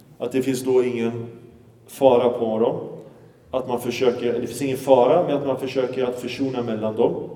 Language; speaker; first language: Swedish; early bilingual, other home language; Arabic